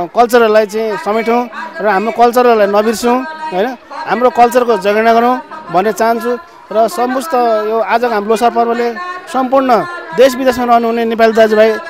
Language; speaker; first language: Nepali; native; Nepali